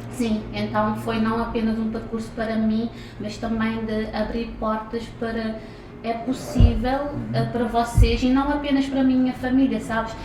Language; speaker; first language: Portuguese; non-native, local second language; Kabuverdianu